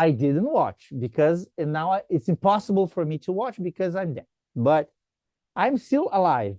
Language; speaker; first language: English; non-native, fluent; Portuguese